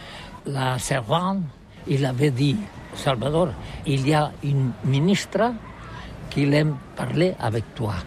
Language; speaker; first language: French; non-native, learner; Catalan